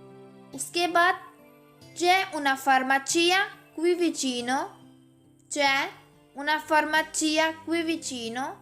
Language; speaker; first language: Italian; non-native, fluent; Urdu